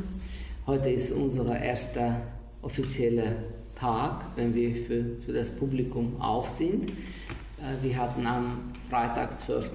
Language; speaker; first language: German; non-native, fluent; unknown